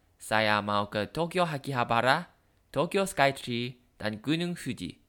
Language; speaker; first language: Indonesian; non-native, learner; Thai